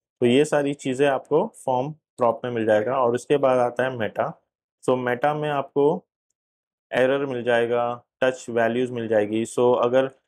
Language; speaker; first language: Hindi; native; Hindi